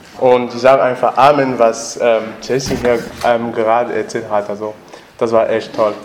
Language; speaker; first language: German; non-native, learner; French